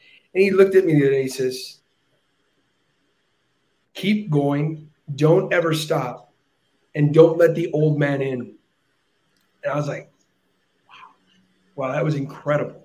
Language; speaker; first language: English; native; English